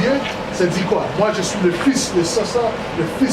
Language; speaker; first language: French; non-native, learner; English